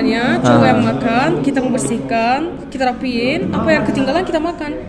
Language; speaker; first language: Indonesian; non-native, fluent; Turkish